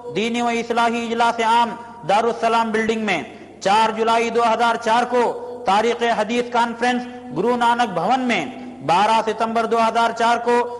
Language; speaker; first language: Urdu; native; Urdu